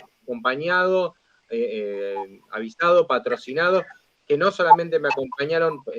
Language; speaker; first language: Spanish; native; Spanish